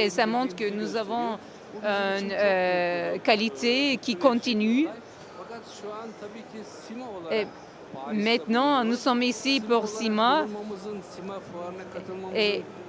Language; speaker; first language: French; non-native, learner; Turkish